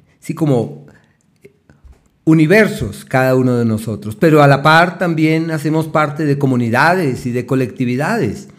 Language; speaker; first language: Spanish; native; Spanish